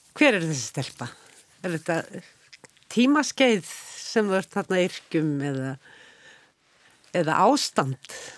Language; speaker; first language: Icelandic; native; Icelandic